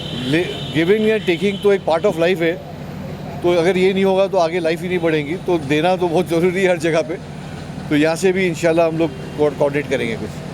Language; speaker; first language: Hindi; native; Hindi